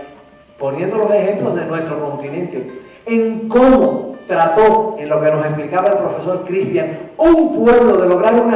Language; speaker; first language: Spanish; native; Spanish